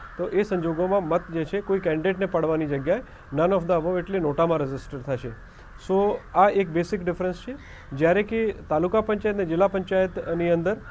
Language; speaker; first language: Gujarati; non-native, local second language; Hindi